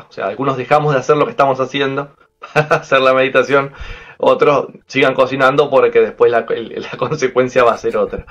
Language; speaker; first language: Spanish; native; Spanish